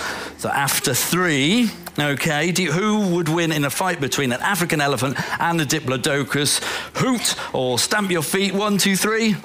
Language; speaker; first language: English; native; English